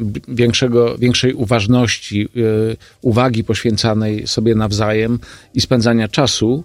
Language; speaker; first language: Polish; native; Polish